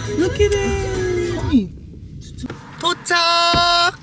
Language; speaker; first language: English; non-native, learner; Korean